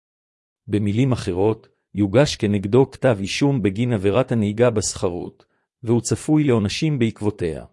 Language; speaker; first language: Hebrew; native; Hebrew